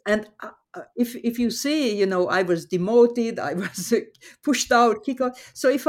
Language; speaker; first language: English; non-native, fluent; Hungarian